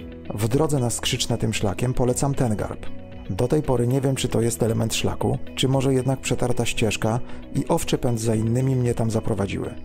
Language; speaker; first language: Polish; native; Polish